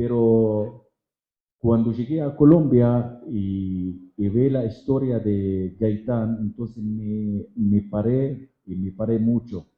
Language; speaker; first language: Spanish; non-native, fluent; Arabic